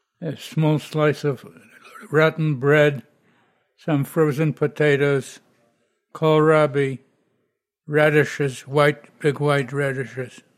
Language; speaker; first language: English; non-native, fluent; Polish